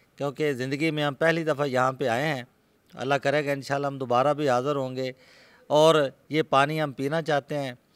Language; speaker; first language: Urdu; non-native, local second language; Punjabi